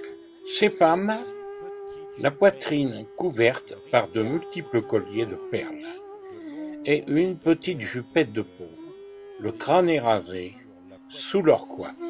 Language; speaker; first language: French; native; French